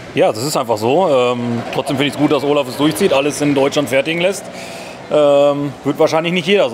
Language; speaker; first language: German; native; German